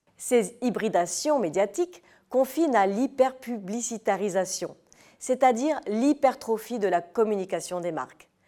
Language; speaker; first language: French; native; French